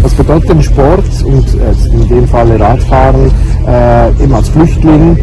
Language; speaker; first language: German; native; German